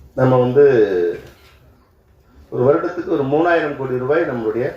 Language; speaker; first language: Tamil; native; Tamil